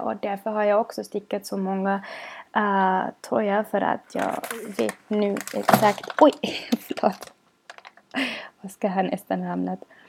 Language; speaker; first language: Swedish; non-native, fluent; German